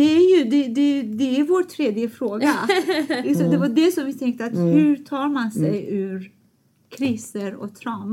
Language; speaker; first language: Swedish; non-native, fluent; Persian